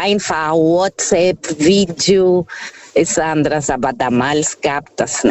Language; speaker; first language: German; non-native, learner; Portuguese